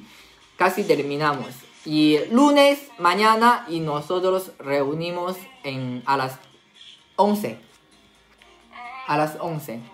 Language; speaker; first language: Spanish; non-native, learner; Chinese